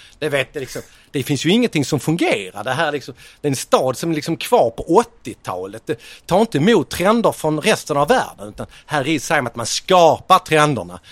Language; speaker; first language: Swedish; native; Swedish